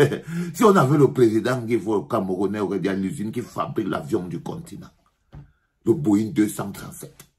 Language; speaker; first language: French; native; French